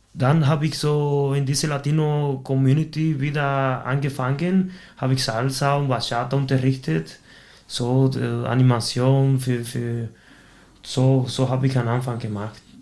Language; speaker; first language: German; non-native, fluent; Spanish